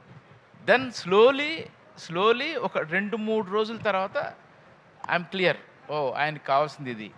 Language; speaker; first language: Telugu; native; Telugu